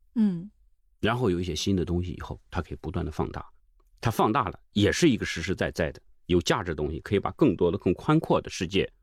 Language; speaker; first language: Chinese; native; Chinese